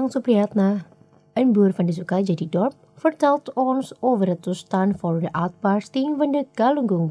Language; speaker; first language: Dutch; non-native, learner; Indonesian